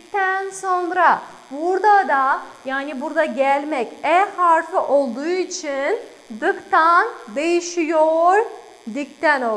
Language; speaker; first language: Turkish; non-native, fluent; Kazakh